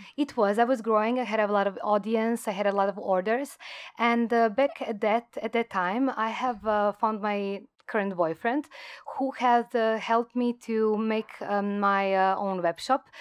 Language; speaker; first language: English; non-native, fluent; Croatian